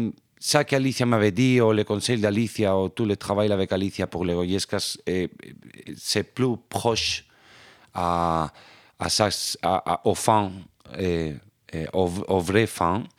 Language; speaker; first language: French; non-native, fluent; Spanish